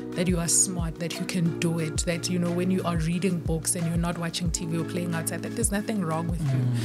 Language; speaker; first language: English; non-native, local second language; Zulu